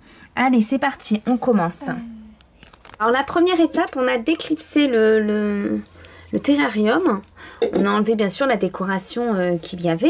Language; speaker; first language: French; native; French